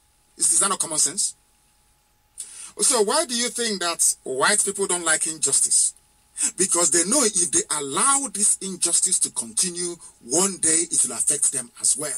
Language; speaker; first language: English; non-native, local second language; Igbo